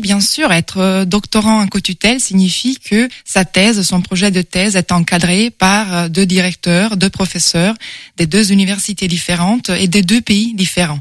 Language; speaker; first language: French; non-native, fluent; Italian